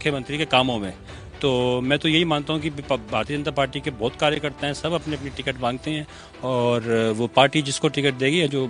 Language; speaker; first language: Hindi; native; Hindi